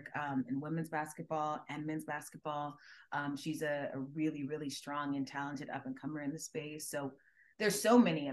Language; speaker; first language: English; native; English